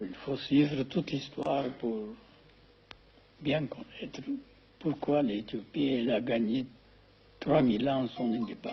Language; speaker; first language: French; non-native, fluent; Amharic